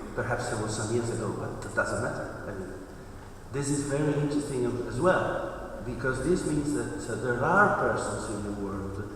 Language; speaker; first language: English; non-native, fluent; Italian